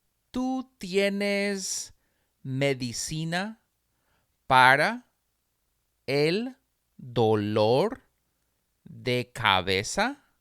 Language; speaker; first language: Spanish; non-native, fluent; English